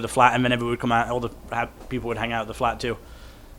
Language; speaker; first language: English; native; English